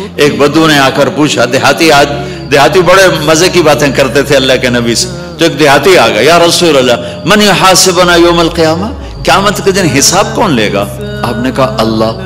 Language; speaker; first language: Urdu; non-native, local second language; Punjabi